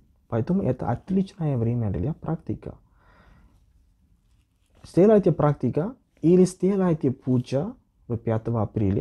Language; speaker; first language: Russian; non-native, learner; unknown